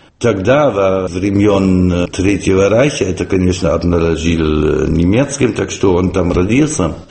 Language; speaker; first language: Russian; non-native, fluent; German